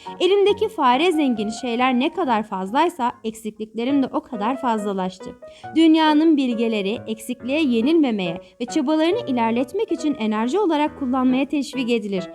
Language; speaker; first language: Turkish; native; Turkish